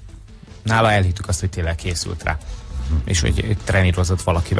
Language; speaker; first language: Hungarian; native; Hungarian